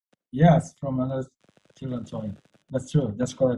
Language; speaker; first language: English; non-native, learner; Indonesian